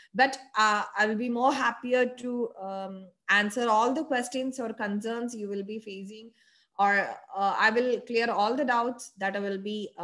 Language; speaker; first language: English; non-native, local second language; Malayalam